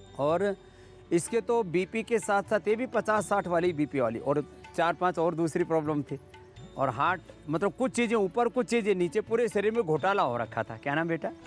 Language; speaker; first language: Hindi; native; Hindi